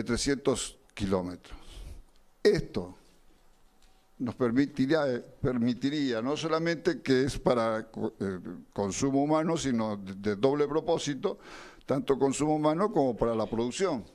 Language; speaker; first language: Spanish; native; Spanish